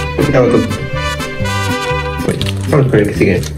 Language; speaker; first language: Spanish; native; Spanish